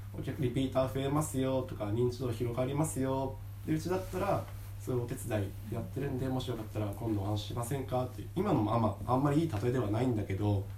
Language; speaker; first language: Japanese; native; Japanese